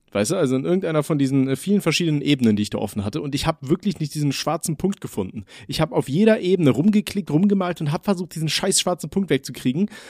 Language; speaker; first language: German; native; German